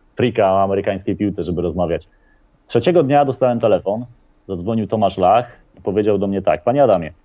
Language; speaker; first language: Polish; native; Polish